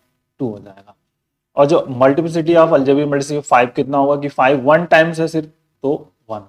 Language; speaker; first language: Hindi; native; Hindi